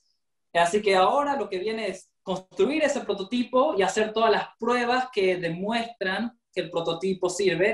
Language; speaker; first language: Spanish; native; Spanish